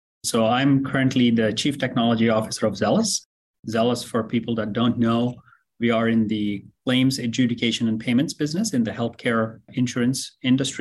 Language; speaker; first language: English; non-native, local second language; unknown